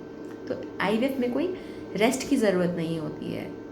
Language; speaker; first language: Hindi; native; Hindi